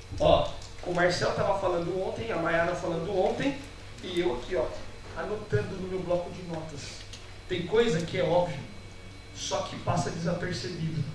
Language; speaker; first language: Portuguese; native; Portuguese